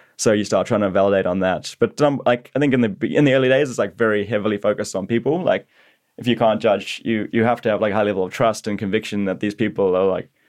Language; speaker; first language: English; native; English